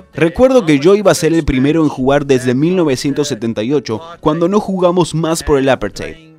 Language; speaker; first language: Spanish; non-native, fluent; Rundi